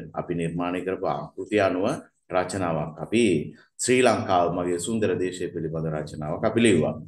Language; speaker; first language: Sinhala; non-native, local second language; Tamil